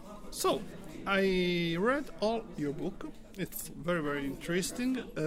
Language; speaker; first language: English; non-native, learner; Italian